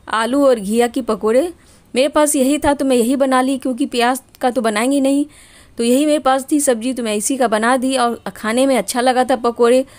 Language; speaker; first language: Hindi; native; Hindi